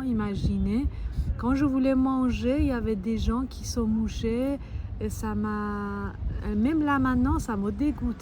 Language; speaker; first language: French; non-native, fluent; Persian